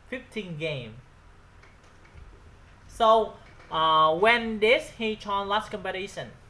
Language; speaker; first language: English; non-native, learner; Vietnamese